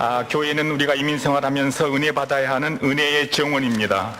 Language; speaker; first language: Korean; native; Korean